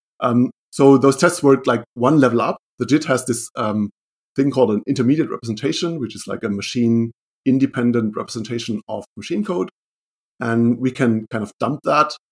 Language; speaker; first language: English; non-native, fluent; German